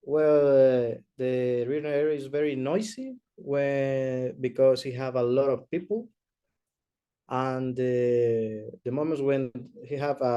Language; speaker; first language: English; non-native, learner; Spanish